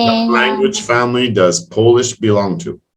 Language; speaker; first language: English; non-native, fluent; French